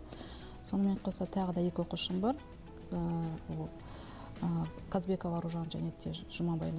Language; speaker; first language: Kazakh; native; Kazakh